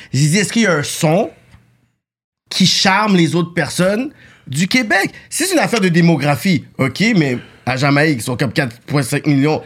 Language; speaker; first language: French; native; French